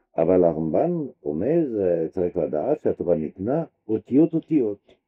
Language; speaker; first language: Hebrew; non-native, fluent; French